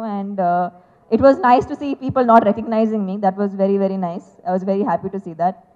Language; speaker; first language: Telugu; non-native, fluent; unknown